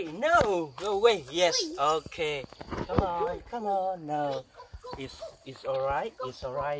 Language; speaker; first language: English; non-native, learner; Vietnamese